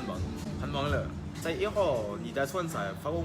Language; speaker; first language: Chinese; non-native, learner; French